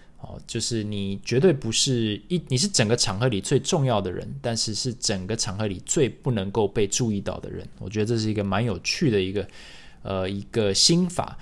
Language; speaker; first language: Chinese; early bilingual, other home language; English